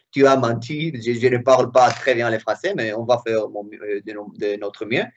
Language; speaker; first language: French; non-native, fluent; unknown